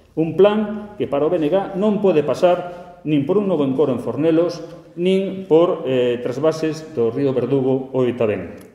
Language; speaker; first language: Galician; native; Galician